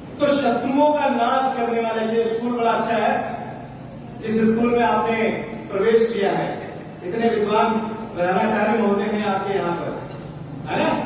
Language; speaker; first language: Hindi; native; Hindi